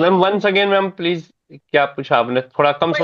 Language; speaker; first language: Hindi; native; Hindi